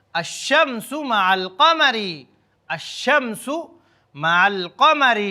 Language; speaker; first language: Arabic; non-native, fluent; Urdu